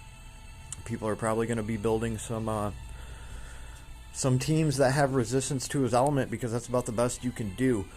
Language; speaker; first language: English; native; English